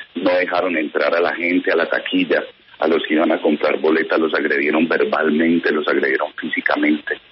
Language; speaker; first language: Spanish; native; Spanish